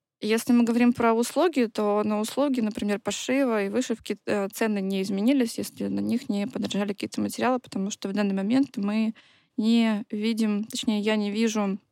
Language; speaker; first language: Russian; native; Russian